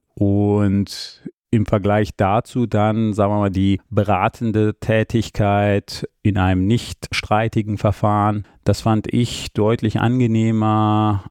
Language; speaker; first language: German; early bilingual, other home language; Armenian